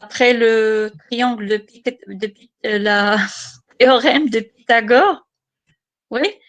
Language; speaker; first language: French; non-native, local second language; Arabic